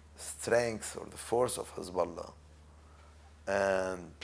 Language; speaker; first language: English; non-native, fluent; Arabic